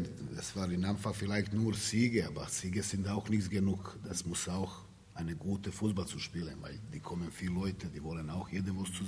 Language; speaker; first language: German; non-native, learner; Serbian